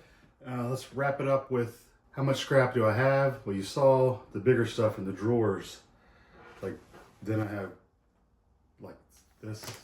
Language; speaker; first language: English; native; English